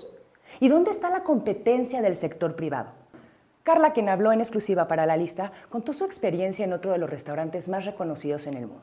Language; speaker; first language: Spanish; native; Spanish